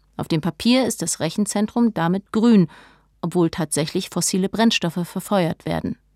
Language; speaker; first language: German; native; German